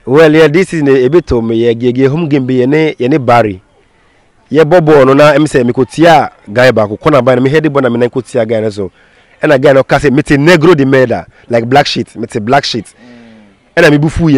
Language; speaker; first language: English; non-native, local second language; Akan